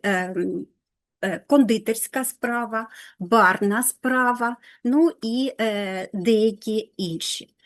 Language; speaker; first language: Ukrainian; non-native, local second language; Russian